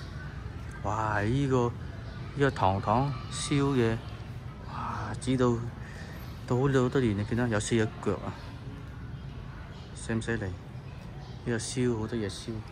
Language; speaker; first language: Chinese; early bilingual, heritage; Cantonese